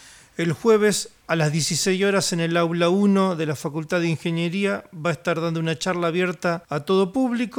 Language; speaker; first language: Spanish; native; Spanish